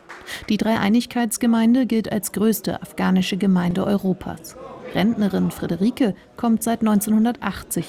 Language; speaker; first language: German; native; German